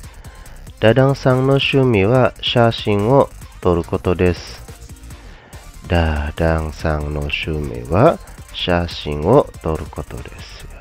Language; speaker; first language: Japanese; non-native, fluent; Indonesian